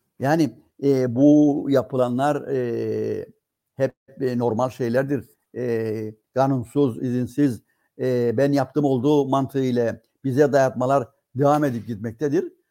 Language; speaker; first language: Turkish; native; Turkish